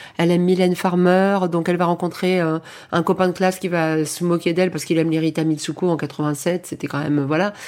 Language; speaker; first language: French; early bilingual, heritage; French